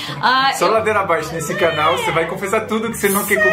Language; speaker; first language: Portuguese; non-native, fluent; French